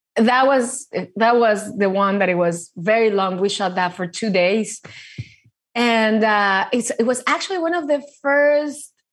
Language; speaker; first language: English; non-native, fluent; Spanish